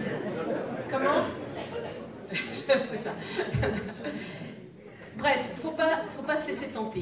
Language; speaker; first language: French; native; French